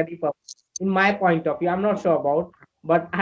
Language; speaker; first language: English; non-native, learner; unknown